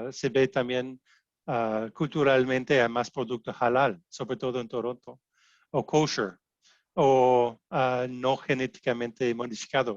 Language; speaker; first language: Spanish; non-native, fluent; French